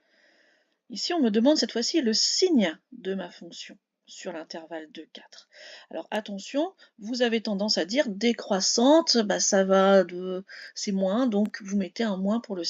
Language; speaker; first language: French; native; French